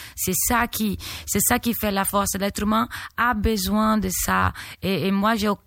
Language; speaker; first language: French; non-native, fluent; Portuguese